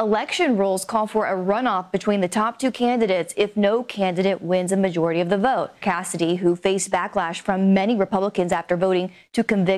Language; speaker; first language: English; native; English